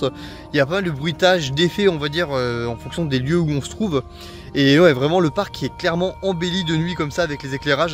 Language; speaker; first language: French; native; French